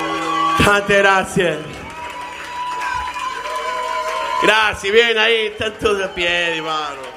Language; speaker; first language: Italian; non-native, learner; Spanish